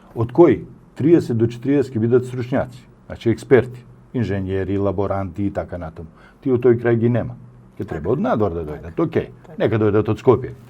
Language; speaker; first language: Macedonian; native; Macedonian